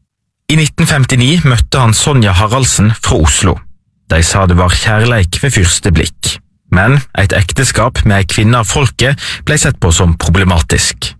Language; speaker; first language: Norwegian; native; Norwegian